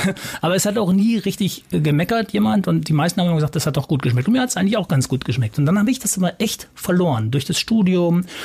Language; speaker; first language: German; native; German